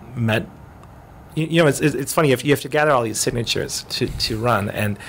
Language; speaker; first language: English; native; English